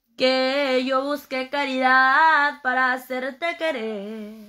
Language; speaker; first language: Spanish; native; Spanish